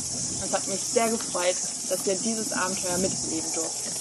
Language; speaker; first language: German; native; German